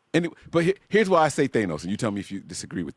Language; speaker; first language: English; native; English